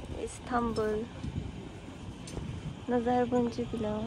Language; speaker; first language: Korean; non-native, learner; Turkish